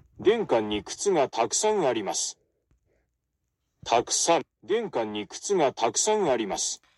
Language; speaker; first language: Japanese; non-native, learner; English